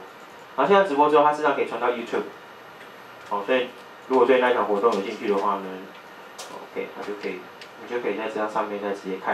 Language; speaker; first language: Chinese; native; Chinese